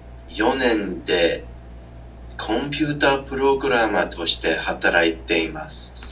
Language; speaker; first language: Japanese; non-native, learner; English